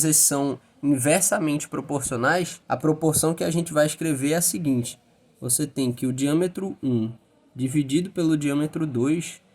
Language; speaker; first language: Portuguese; native; Portuguese